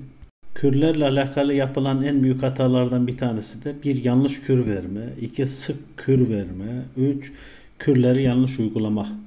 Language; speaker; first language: Turkish; native; Turkish